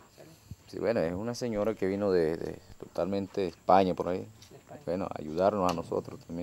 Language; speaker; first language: Spanish; non-native, local second language; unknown